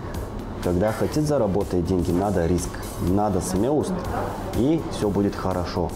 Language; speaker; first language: Russian; non-native, learner; Bulgarian